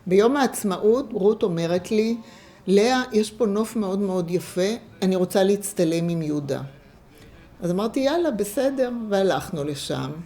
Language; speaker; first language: Hebrew; non-native, fluent; English